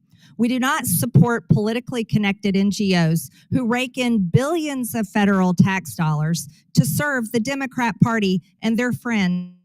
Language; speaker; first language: English; native; English